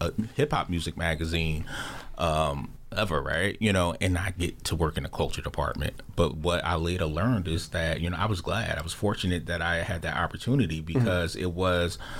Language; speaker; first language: English; native; English